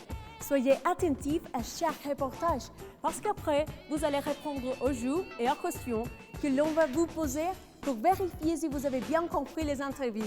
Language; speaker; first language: French; non-native, fluent; Spanish